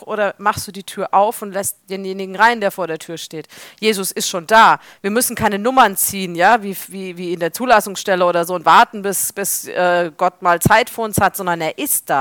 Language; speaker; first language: German; native; German